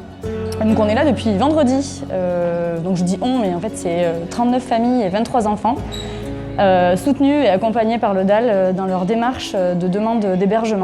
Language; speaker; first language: French; native; French